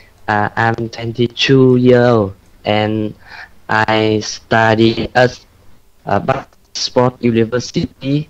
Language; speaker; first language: English; non-native, learner; Vietnamese